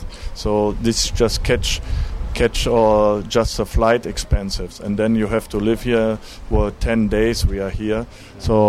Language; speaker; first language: English; non-native, learner; German